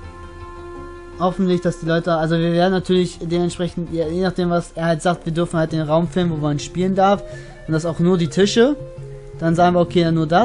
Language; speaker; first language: German; native; German